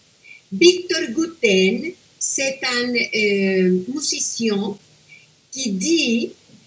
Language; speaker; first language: French; non-native, fluent; Spanish